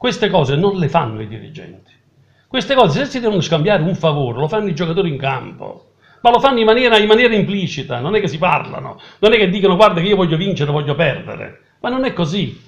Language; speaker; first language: Italian; native; Italian